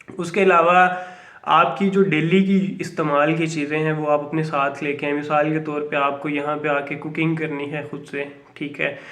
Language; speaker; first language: Urdu; non-native, local second language; Punjabi